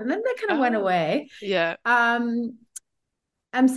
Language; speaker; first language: English; non-native, fluent; French